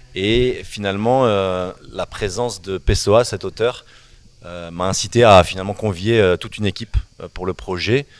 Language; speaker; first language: French; native; French